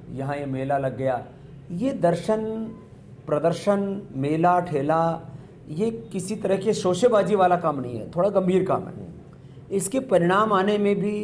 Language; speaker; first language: Hindi; native; Hindi